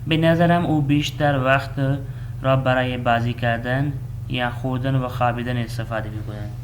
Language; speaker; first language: Persian; non-native, fluent; Urdu